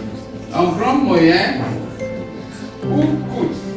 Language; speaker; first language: French; non-native, learner; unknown